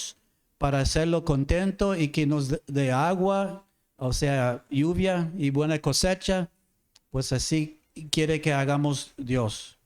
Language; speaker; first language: Spanish; non-native, fluent; English